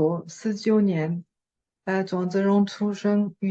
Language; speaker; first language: Chinese; non-native, fluent; French